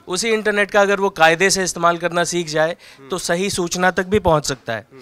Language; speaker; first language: Hindi; native; Hindi